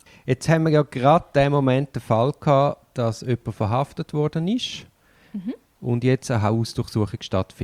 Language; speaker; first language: German; native; German